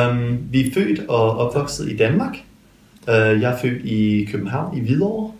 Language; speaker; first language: Danish; non-native, local second language; English